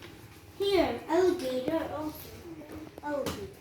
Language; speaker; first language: English; non-native, learner; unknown